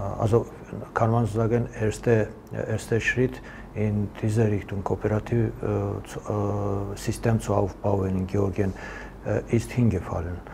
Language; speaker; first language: German; non-native, learner; Georgian